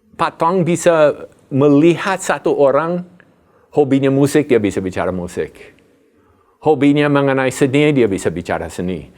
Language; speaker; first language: Indonesian; non-native, fluent; English